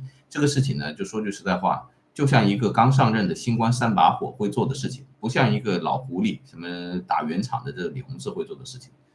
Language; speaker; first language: Chinese; native; Chinese